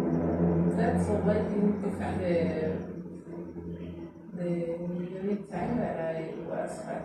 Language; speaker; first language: English; non-native, learner; Spanish